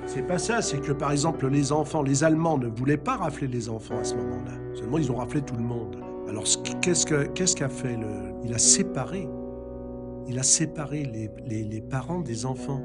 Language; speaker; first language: French; native; French